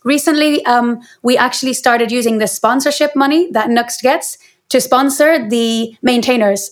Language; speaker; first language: English; native; English